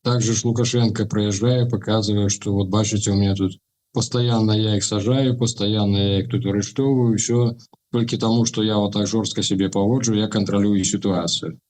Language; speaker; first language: Russian; non-native, local second language; Belarusian